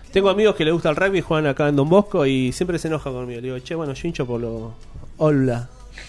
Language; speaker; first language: Spanish; native; Spanish